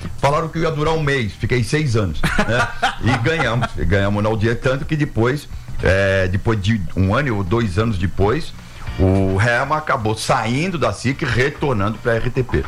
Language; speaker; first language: Portuguese; native; Portuguese